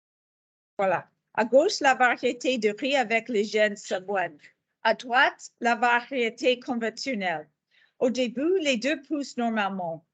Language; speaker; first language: French; non-native, fluent; English